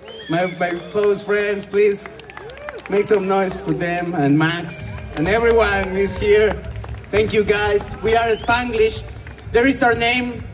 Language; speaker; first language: English; non-native, fluent; Spanish